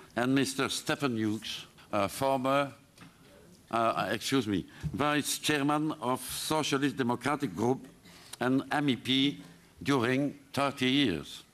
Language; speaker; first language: English; non-native, fluent; French